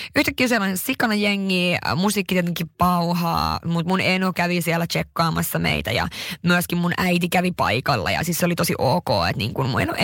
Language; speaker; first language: Finnish; early bilingual, heritage; Finnish